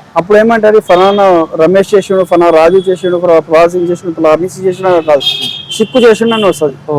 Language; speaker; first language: Telugu; non-native, local second language; Punjabi